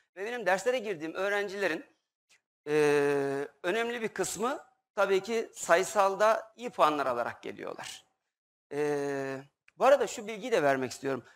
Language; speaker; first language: Turkish; native; Turkish